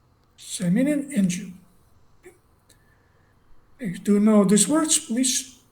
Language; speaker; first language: English; non-native, learner; Russian